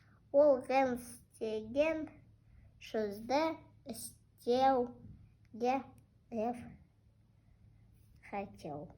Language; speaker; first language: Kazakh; non-native, local second language; Russian